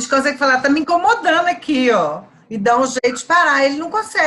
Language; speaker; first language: Portuguese; native; Portuguese